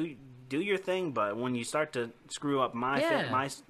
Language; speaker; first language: English; native; English